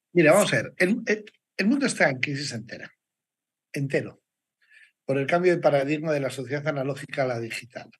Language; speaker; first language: Spanish; native; Spanish